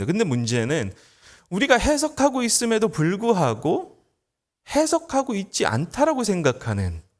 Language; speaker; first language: Korean; native; Korean